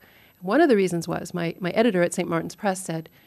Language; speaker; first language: English; native; English